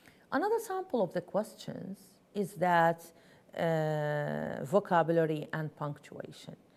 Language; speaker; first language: English; non-native, fluent; Arabic